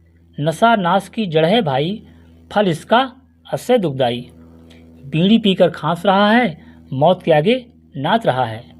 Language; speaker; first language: Hindi; native; Hindi